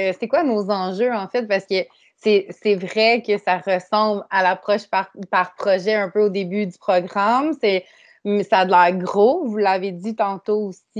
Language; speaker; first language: French; native; French